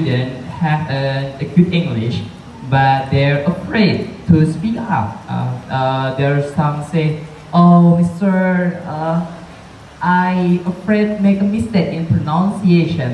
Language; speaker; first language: English; non-native, learner; Indonesian